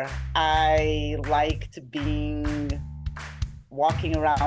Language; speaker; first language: English; non-native, fluent; Portuguese